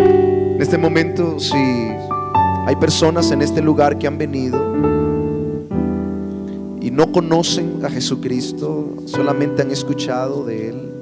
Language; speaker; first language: Spanish; native; Spanish